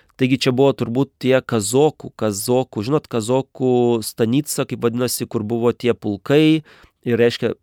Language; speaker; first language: Lithuanian; native; Lithuanian